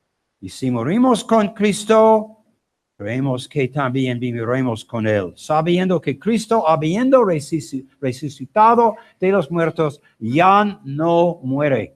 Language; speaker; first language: Spanish; non-native, learner; English